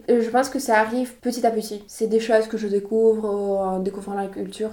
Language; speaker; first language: French; non-native, fluent; Russian